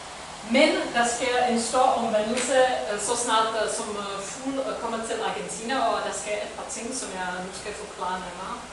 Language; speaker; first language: Danish; non-native, fluent; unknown